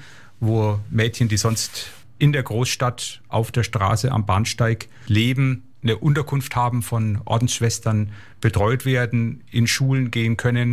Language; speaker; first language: German; native; German